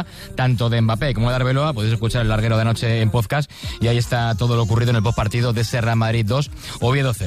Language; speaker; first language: Spanish; native; Spanish